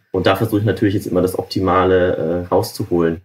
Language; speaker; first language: German; native; German